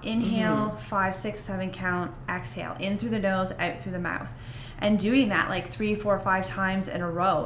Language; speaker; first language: English; native; English